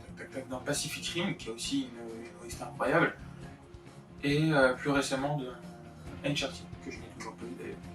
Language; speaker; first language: French; native; French